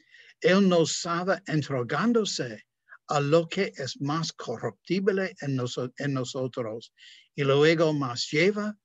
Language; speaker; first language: Spanish; non-native, fluent; English